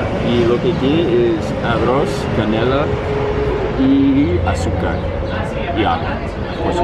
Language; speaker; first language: Spanish; non-native, fluent; English